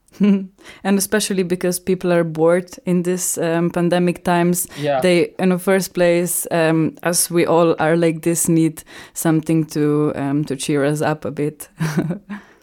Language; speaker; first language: English; non-native, fluent; Slovenian